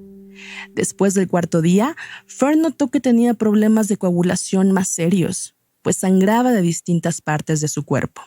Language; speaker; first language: Spanish; native; Spanish